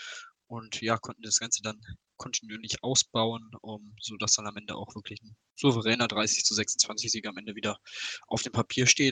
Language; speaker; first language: German; native; German